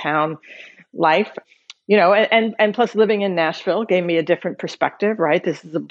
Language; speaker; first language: English; native; English